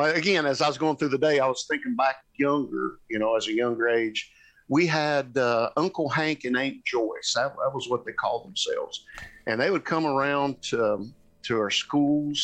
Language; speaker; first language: English; native; English